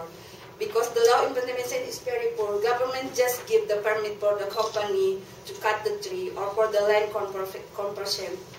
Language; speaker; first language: English; non-native, learner; Indonesian